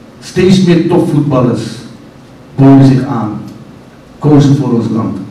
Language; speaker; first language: Dutch; native; Dutch